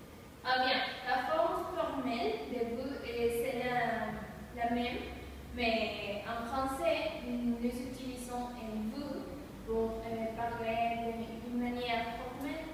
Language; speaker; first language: French; non-native, learner; Spanish